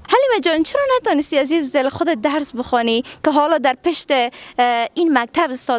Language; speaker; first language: Persian; native; Persian